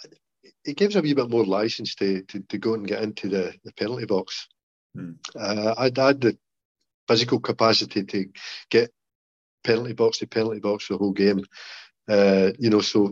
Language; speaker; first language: English; native; English